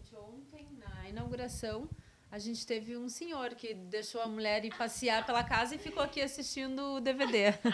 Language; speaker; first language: Portuguese; native; Portuguese